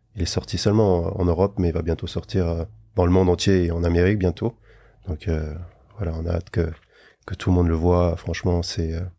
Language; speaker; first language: French; native; French